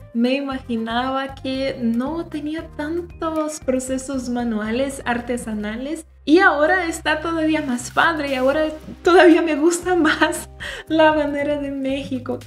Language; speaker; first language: Spanish; non-native, fluent; Portuguese